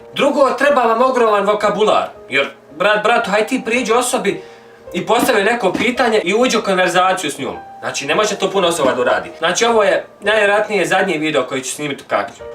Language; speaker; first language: Bosnian; native; Bosnian